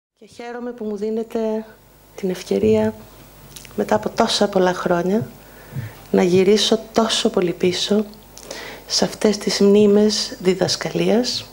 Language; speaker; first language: Greek; native; Greek